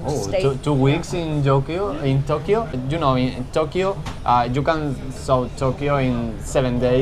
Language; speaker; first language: English; non-native, learner; Spanish